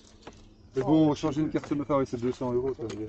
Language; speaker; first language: French; native; French